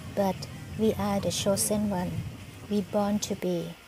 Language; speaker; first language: English; non-native, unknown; Thai